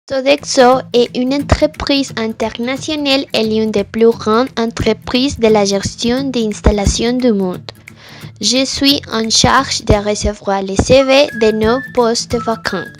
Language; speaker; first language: French; non-native, learner; Spanish